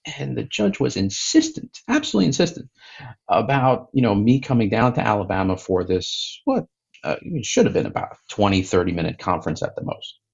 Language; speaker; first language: English; native; English